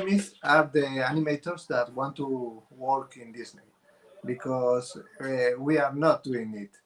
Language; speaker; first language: English; non-native, fluent; Spanish